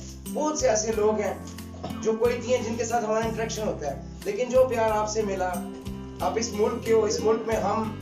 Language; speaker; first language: Hindi; non-native, local second language; Punjabi